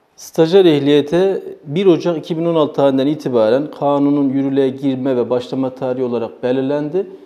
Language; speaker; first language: Turkish; early bilingual, heritage; Turkish